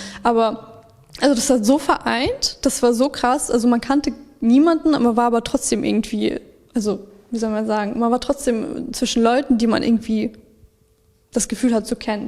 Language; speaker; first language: German; early bilingual, other home language; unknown